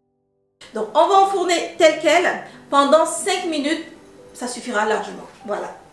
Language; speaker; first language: French; native; French